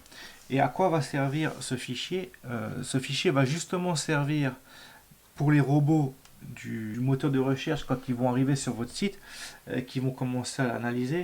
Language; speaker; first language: French; native; French